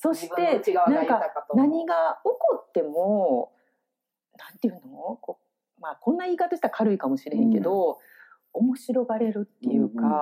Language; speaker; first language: Japanese; native; Japanese